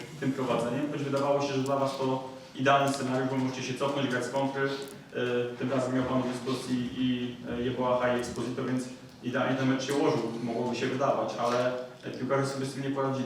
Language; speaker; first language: Polish; native; Polish